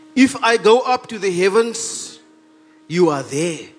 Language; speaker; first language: English; non-native, local second language; Afrikaans